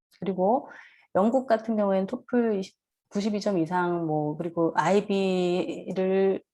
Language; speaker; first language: Korean; native; Korean